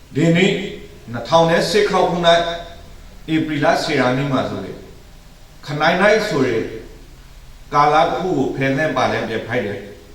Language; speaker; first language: Burmese; native; Burmese